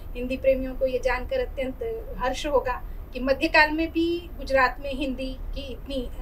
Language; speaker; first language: Hindi; native; Hindi